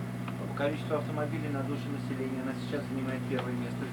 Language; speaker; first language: Russian; native; Russian